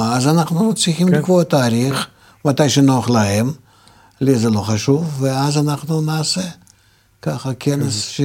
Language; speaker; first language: Hebrew; non-native, fluent; Russian